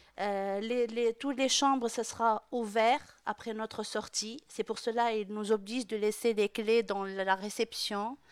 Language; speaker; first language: French; non-native, local second language; Arabic